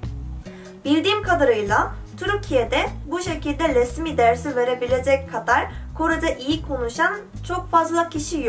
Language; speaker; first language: Turkish; non-native, fluent; Korean